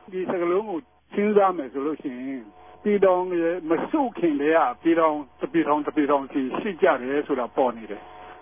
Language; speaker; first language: Burmese; non-native, local second language; Tedim Chin